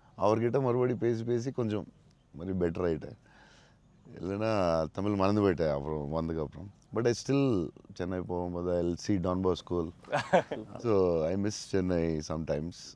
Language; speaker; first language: Tamil; non-native, local second language; Telugu